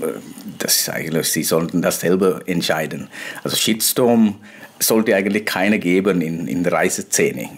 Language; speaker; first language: German; non-native, fluent; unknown